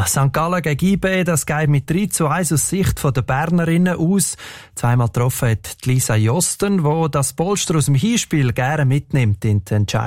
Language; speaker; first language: German; native; German